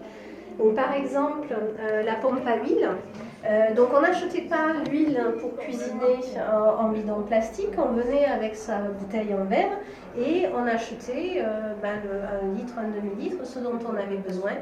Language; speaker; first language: French; native; French